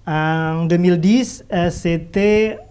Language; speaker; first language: French; non-native, fluent; Indonesian